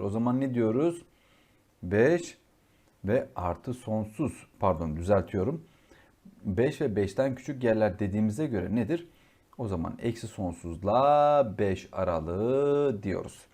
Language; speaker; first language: Turkish; native; Turkish